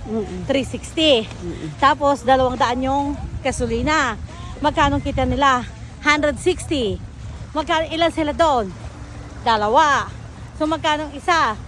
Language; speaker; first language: Filipino; native; Filipino